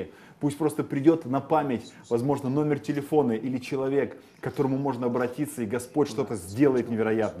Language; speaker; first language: Russian; native; Russian